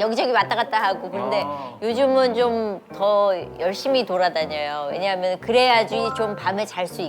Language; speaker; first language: Korean; native; Korean